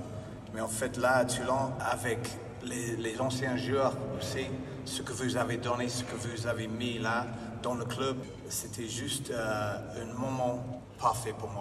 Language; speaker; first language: French; non-native, fluent; English